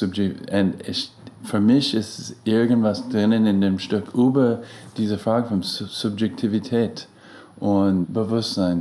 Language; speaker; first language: German; non-native, learner; English